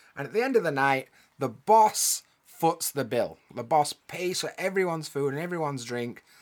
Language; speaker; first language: English; native; English